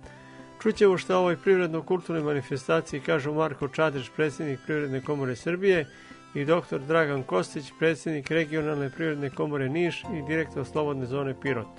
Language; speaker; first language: Serbian; native; Serbian